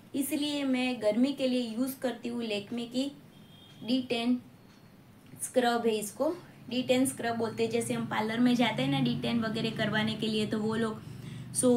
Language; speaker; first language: Hindi; non-native, local second language; Gujarati